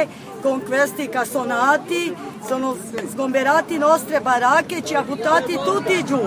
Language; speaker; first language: Italian; non-native, learner; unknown